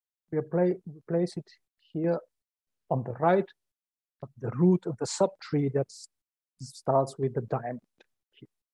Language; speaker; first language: English; non-native, fluent; Bulgarian